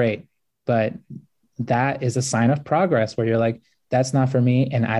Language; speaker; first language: English; native; English